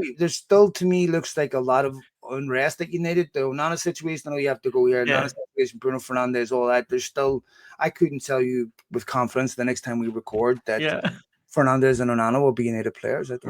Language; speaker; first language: English; native; English